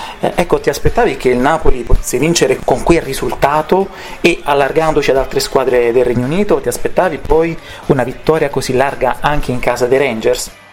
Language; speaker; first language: Italian; native; Italian